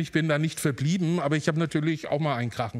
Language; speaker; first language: German; native; German